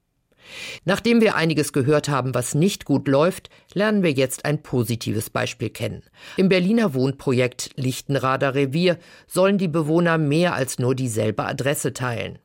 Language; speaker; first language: German; native; German